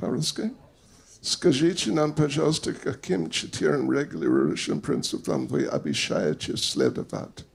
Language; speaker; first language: Russian; non-native, learner; English